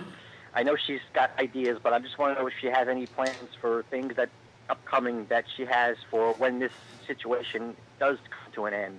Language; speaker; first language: English; native; English